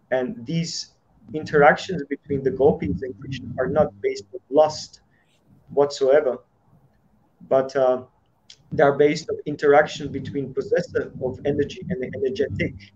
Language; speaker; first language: English; non-native, fluent; Slovak